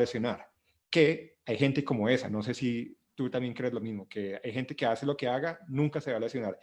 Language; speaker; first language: Spanish; native; Spanish